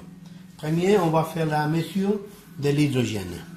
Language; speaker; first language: French; non-native, learner; Spanish